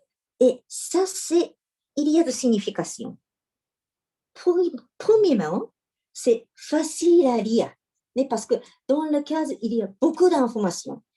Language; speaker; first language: French; non-native, learner; Japanese